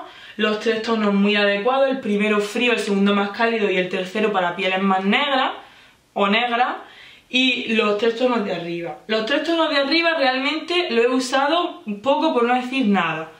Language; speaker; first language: Spanish; native; Spanish